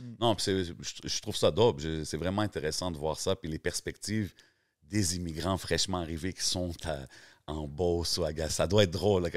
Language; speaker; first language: French; native; French